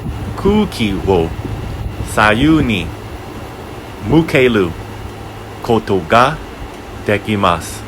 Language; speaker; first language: Japanese; non-native, learner; English